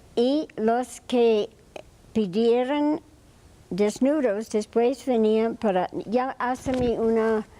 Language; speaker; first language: Spanish; non-native, fluent; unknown